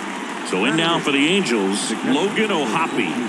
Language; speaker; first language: English; native; English